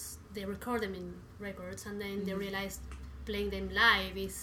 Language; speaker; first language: English; non-native, fluent; Spanish